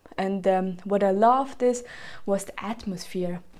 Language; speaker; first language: English; non-native, fluent; German